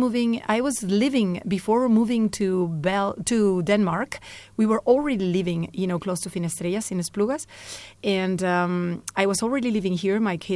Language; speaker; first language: English; non-native, fluent; Spanish